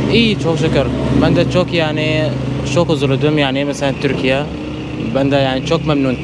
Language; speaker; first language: Turkish; non-native, learner; Arabic